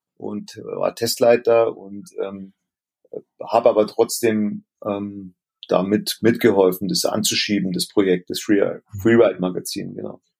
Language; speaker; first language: German; native; German